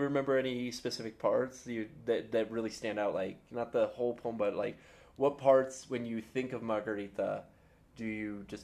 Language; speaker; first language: English; native; English